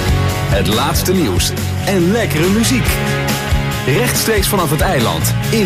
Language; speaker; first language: Dutch; native; Dutch